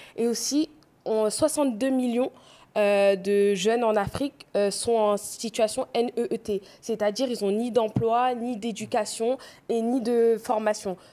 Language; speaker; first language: French; native; French